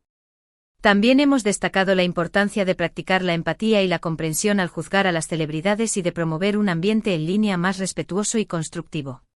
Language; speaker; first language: Spanish; native; Spanish